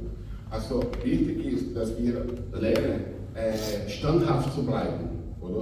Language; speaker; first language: German; non-native, fluent; Portuguese